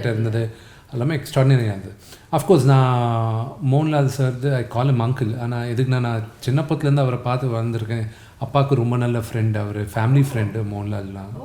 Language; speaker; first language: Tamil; non-native, local second language; Telugu